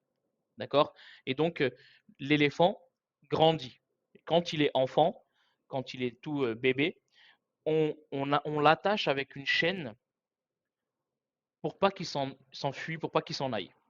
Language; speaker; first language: French; native; French